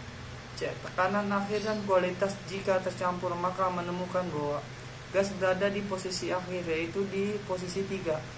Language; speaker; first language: Indonesian; native; Indonesian